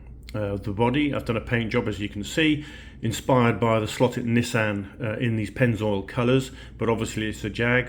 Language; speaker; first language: English; native; English